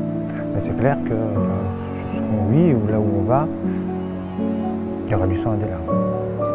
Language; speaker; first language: French; native; French